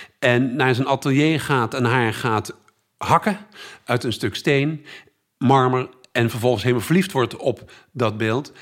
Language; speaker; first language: Dutch; native; Dutch